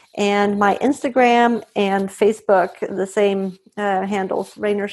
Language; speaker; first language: English; non-native, fluent; Swedish